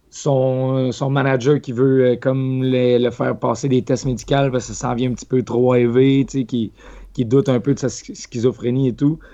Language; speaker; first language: French; native; French